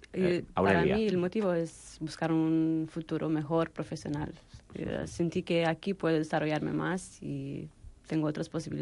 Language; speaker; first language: Spanish; non-native, fluent; Romanian